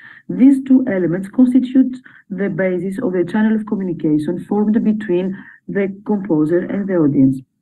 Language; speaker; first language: English; non-native, fluent; Greek